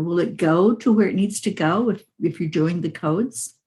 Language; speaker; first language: English; native; English